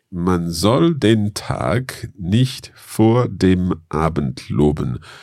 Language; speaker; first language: German; non-native, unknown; English